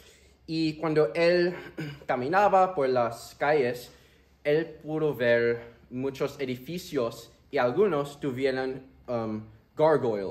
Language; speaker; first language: Spanish; early bilingual, heritage; Spanish